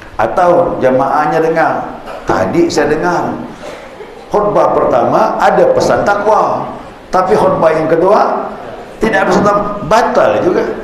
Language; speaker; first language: Malay; native; Malay